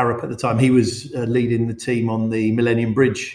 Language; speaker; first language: English; native; English